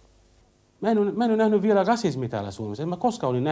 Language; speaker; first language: Finnish; non-native, learner; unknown